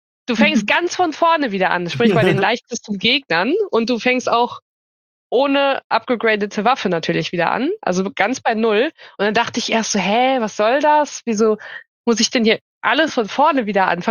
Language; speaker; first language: German; native; German